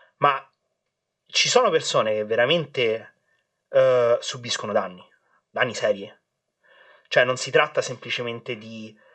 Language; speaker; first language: Italian; native; Italian